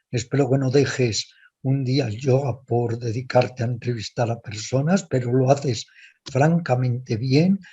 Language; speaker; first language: Spanish; native; Spanish